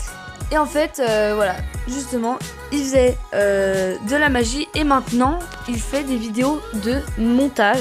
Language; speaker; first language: French; native; French